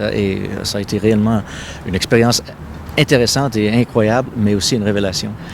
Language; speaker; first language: French; non-native, local second language; English